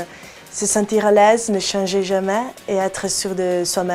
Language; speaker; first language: French; non-native, local second language; Italian